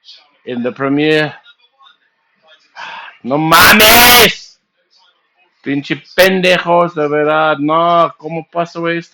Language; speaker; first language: Spanish; non-native, learner; English